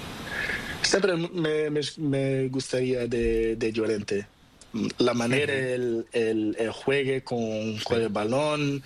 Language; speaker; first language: Spanish; non-native, learner; Portuguese